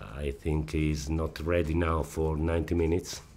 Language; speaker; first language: English; non-native, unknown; Italian